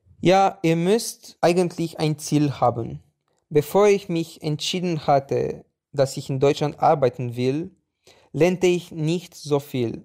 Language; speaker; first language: German; non-native, fluent; Romanian